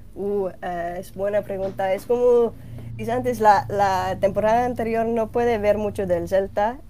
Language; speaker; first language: Spanish; non-native, learner; Swedish